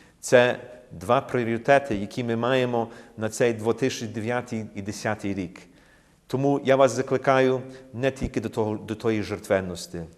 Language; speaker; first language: Ukrainian; early bilingual, heritage; Ukrainian